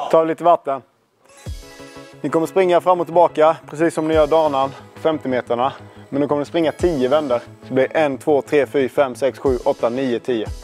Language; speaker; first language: Swedish; native; Swedish